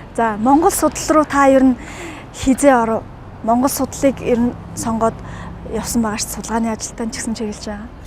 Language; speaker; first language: Mongolian; native; Mongolian